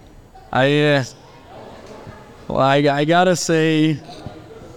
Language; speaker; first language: English; non-native, fluent; Ukrainian